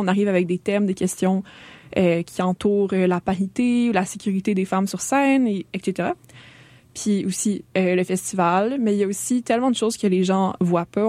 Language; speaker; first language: French; native; French